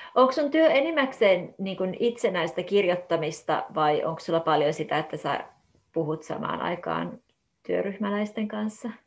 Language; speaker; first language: Finnish; native; Finnish